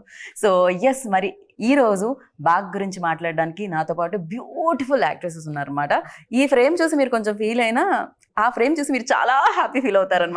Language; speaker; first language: Telugu; native; Telugu